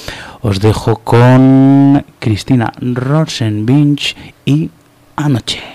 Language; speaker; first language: Spanish; native; Spanish